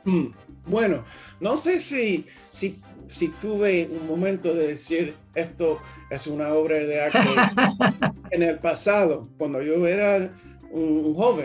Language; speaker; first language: Spanish; early bilingual, heritage; English